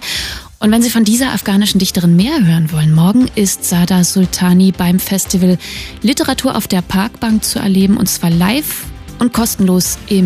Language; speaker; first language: German; native; German